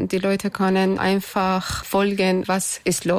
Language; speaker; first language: German; non-native, learner; Persian